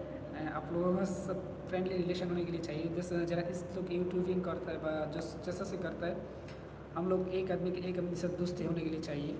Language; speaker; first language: Hindi; non-native, learner; Bangla